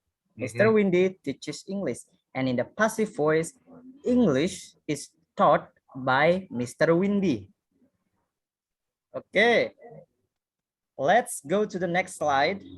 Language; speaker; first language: English; non-native, fluent; Indonesian